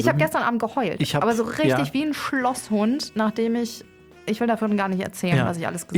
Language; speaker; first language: German; native; German